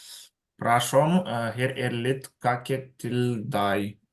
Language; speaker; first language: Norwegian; non-native, learner; Lithuanian